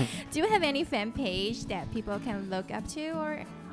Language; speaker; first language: English; non-native, fluent; Chinese